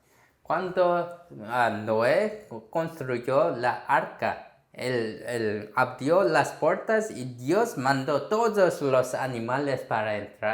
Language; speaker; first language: Spanish; non-native, fluent; Korean